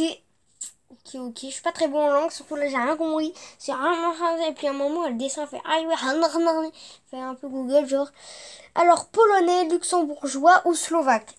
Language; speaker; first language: French; native; French